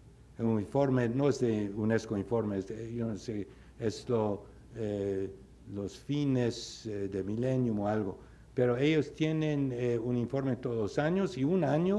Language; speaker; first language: Spanish; non-native, fluent; English